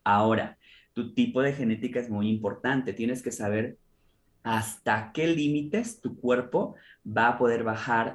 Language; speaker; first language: Spanish; native; Spanish